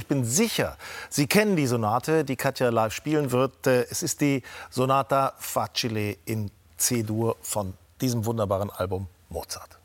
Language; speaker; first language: German; native; German